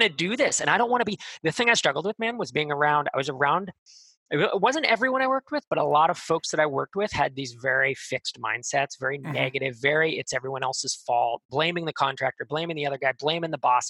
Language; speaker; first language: English; native; English